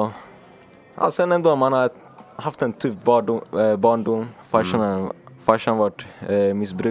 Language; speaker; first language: Swedish; early bilingual, other home language; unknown